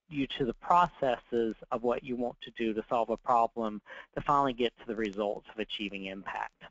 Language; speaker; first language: English; native; English